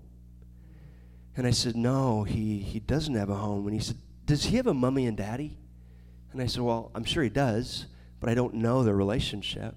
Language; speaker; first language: English; native; English